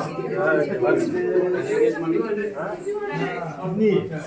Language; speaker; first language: English; non-native, local second language; Bodo